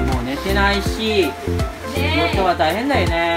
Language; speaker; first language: Japanese; non-native, learner; Filipino